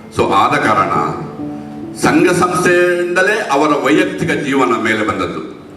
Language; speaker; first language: Kannada; non-native, local second language; Tulu